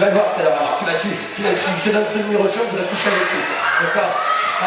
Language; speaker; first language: French; native; French